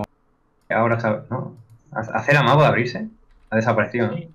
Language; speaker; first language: Spanish; native; Spanish